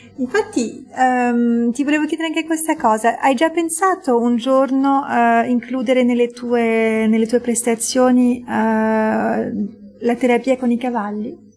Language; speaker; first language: Italian; non-native, fluent; French